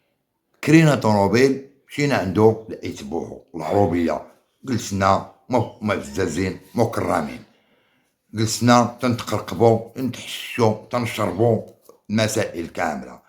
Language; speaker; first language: Arabic; native; Arabic